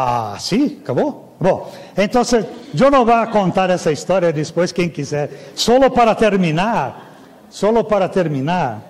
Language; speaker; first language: Spanish; non-native, fluent; Portuguese